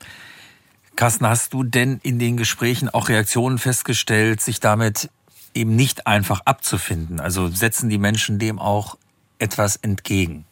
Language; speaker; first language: German; native; German